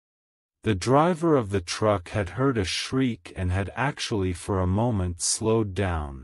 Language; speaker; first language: English; non-native, local second language; Urdu